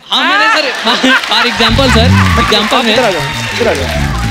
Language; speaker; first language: Hindi; native; Hindi